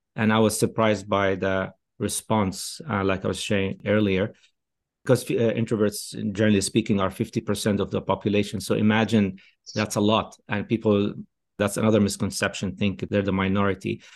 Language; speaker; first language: English; non-native, fluent; Arabic